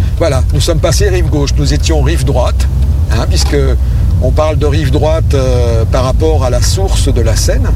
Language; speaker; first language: French; native; French